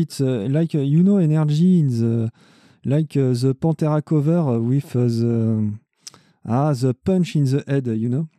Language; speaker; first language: English; non-native, learner; French